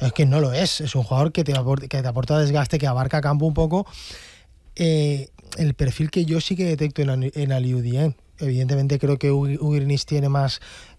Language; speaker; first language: Spanish; native; Spanish